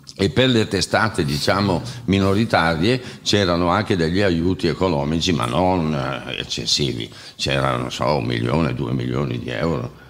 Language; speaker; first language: Italian; native; Italian